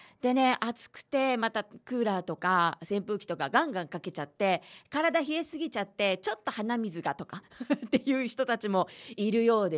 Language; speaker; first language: Japanese; native; Japanese